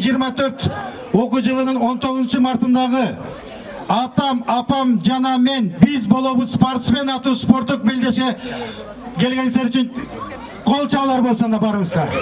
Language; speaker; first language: Kyrgyz; native; Kyrgyz